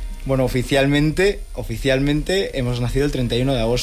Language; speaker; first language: Spanish; native; Spanish